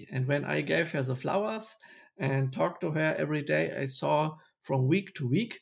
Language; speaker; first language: English; non-native, fluent; German